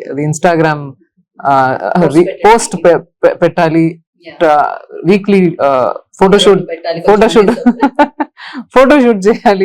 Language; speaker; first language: Telugu; non-native, learner; Tamil